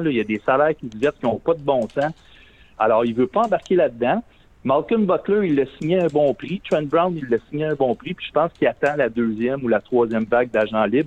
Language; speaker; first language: French; native; French